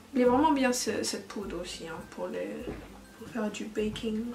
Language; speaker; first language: French; early bilingual, heritage; French